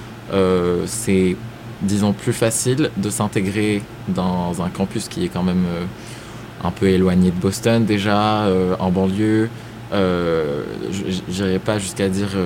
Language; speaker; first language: French; non-native, local second language; Arabic